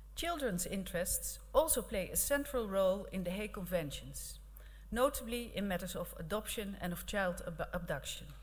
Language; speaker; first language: English; non-native, fluent; Dutch